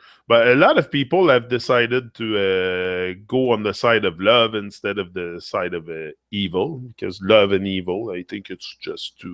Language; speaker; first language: English; non-native, fluent; French